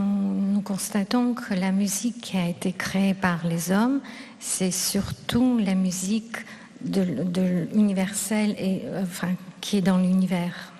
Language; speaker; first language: French; non-native, fluent; Russian